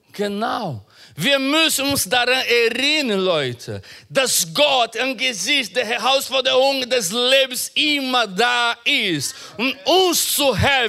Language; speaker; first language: German; non-native, fluent; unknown